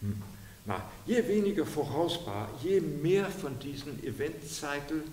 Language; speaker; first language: German; non-native, fluent; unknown